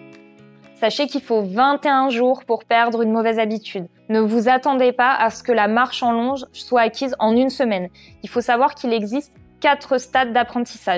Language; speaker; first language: French; native; French